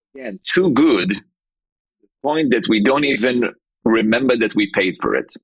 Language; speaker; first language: English; non-native, fluent; Hebrew